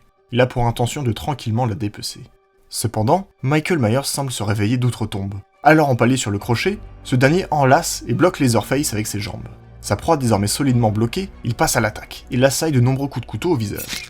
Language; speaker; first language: French; native; French